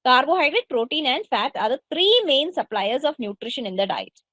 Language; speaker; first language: English; non-native, local second language; Malayalam